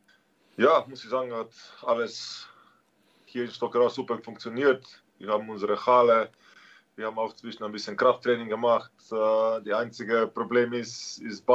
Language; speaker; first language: German; non-native, learner; Slovenian